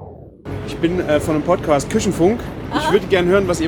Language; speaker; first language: German; native; German